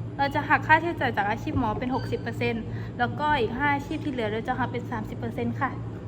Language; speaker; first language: Thai; non-native, local second language; Pattani Malay